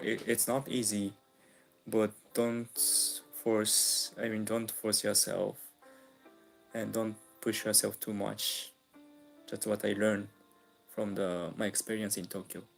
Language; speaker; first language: English; non-native, local second language; Filipino